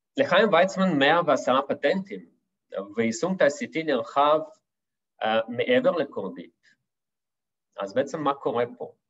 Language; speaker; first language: Hebrew; non-native, fluent; Russian